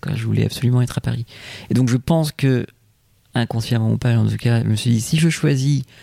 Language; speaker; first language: French; native; French